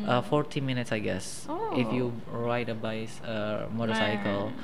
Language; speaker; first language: English; non-native, fluent; Indonesian